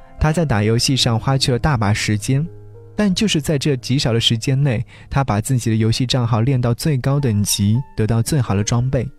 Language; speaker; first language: Chinese; native; Chinese